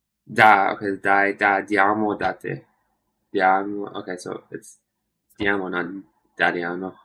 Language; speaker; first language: Italian; non-native, learner; English